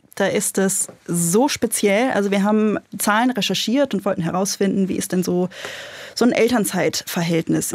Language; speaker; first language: German; native; German